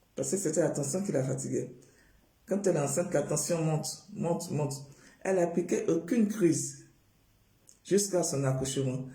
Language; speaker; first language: French; non-native, local second language; Baoulé